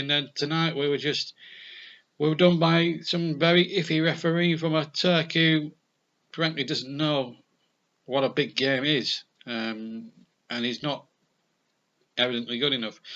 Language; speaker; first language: English; native; English